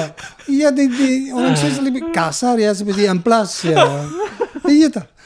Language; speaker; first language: Indonesian; non-native, learner; German